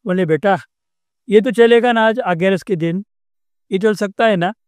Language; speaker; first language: Hindi; non-native, local second language; Marathi